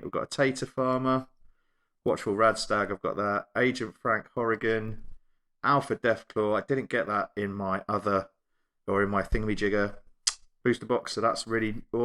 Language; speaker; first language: English; native; English